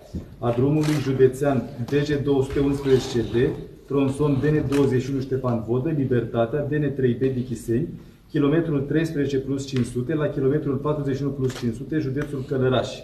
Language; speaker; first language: Romanian; native; Romanian